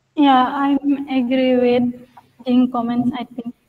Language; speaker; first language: English; non-native, fluent; Indonesian